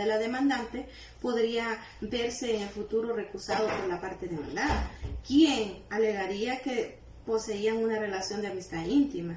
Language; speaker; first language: Spanish; native; Spanish